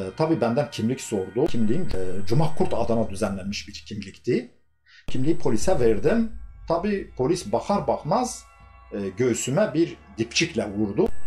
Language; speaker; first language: Turkish; non-native, local second language; Kurdish